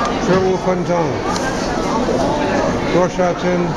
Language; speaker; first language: Chinese; non-native, learner; English